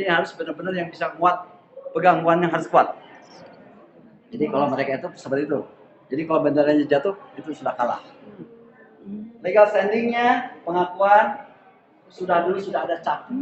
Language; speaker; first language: Indonesian; non-native, local second language; Sundanese